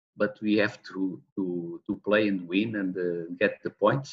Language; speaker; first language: English; non-native, learner; Portuguese